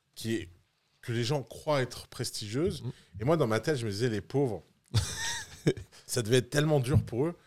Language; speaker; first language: French; native; French